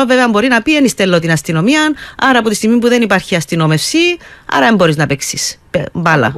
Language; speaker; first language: Greek; native; Greek